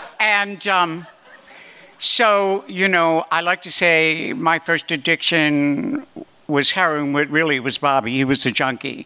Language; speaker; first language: English; native; English